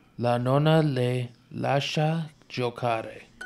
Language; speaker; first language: Italian; non-native, learner; English